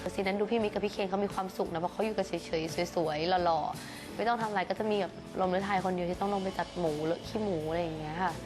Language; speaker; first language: Thai; native; Thai